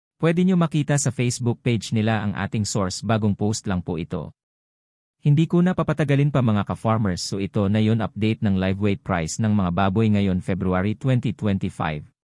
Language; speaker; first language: Filipino; non-native, local second language; Bikol